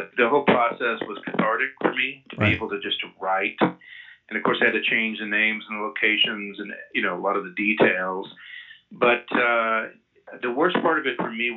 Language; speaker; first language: English; native; English